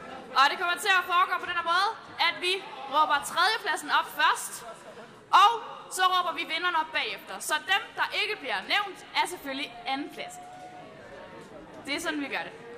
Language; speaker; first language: Danish; native; Danish